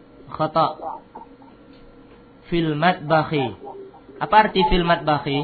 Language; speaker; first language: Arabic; non-native, fluent; Indonesian